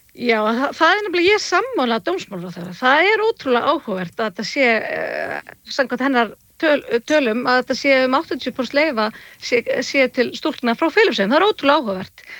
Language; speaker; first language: Icelandic; native; Icelandic